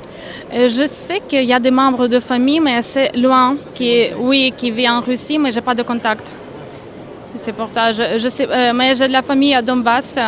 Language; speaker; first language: French; non-native, fluent; Ukrainian